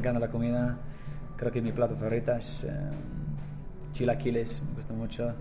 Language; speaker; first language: Spanish; non-native, learner; English